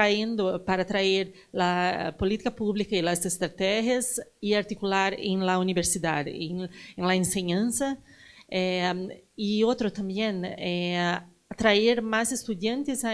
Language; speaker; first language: Spanish; non-native, learner; Portuguese